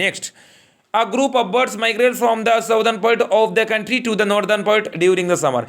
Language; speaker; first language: English; non-native, local second language; Bangla